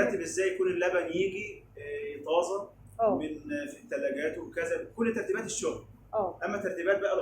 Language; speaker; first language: Arabic; native; Arabic